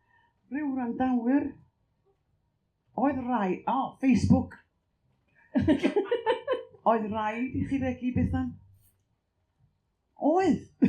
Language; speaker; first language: Welsh; native; Welsh